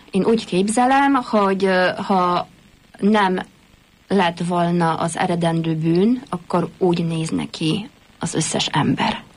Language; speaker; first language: Hungarian; non-native, fluent; Polish